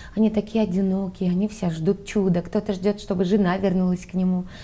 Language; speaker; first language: Russian; non-native, local second language; Armenian